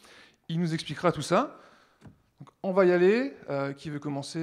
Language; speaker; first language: French; native; French